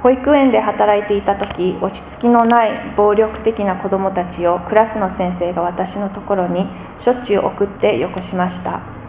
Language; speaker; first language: Japanese; non-native, fluent; English